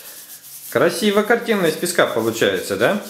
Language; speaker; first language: Russian; native; Russian